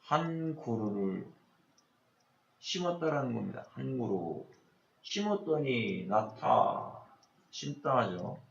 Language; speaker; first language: Korean; native; Korean